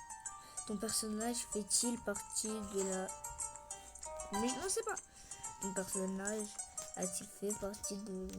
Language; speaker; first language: French; early bilingual, other home language; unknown